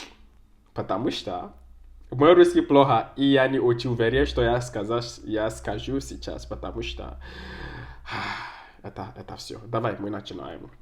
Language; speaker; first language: Russian; non-native, learner; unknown